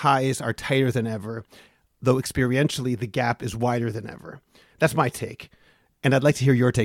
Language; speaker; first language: English; native; English